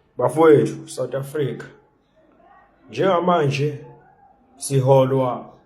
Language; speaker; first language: Zulu; native; Zulu